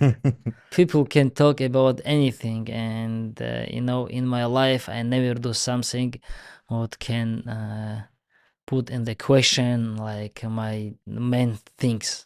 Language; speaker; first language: English; non-native, learner; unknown